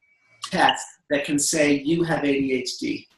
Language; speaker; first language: English; native; English